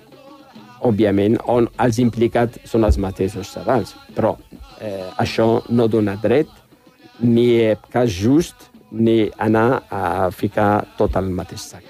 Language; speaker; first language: Catalan; non-native, fluent; Riffian